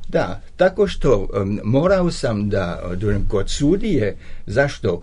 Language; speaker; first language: Serbian; non-native, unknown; French